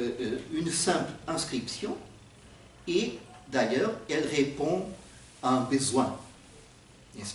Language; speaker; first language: French; non-native, fluent; Portuguese